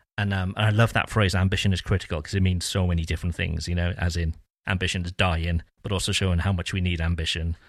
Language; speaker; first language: English; native; English